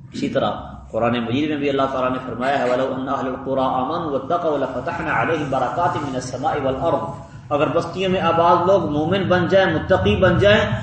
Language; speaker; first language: Urdu; non-native, local second language; Punjabi